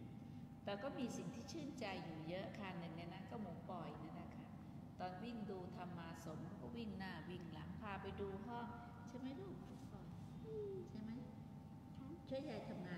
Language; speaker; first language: Thai; native; Thai